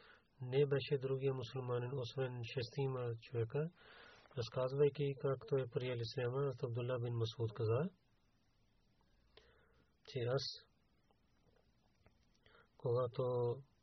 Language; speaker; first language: Bulgarian; non-native, learner; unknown